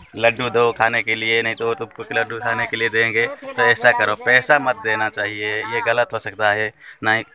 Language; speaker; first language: Hindi; non-native, local second language; Odia